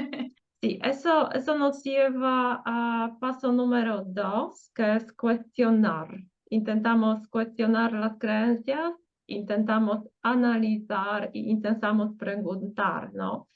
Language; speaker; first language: Spanish; non-native, fluent; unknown